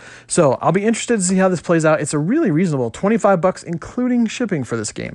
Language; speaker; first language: English; native; English